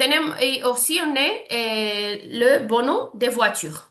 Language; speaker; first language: French; non-native, learner; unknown